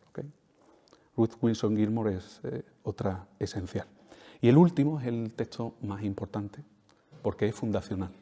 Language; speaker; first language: Spanish; native; Spanish